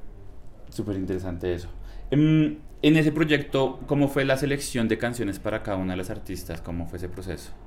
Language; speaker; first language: Spanish; native; Spanish